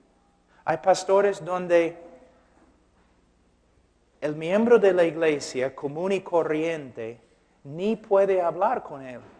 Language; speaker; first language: Spanish; non-native, fluent; English